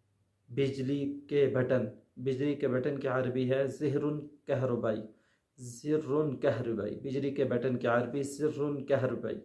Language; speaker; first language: Urdu; native; Urdu